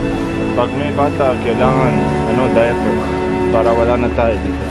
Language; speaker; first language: Filipino; non-native, learner; Arabic